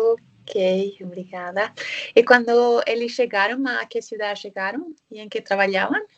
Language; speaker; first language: Portuguese; non-native, fluent; Spanish